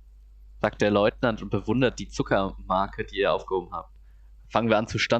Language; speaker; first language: German; native; German